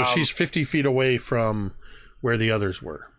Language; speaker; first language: English; native; English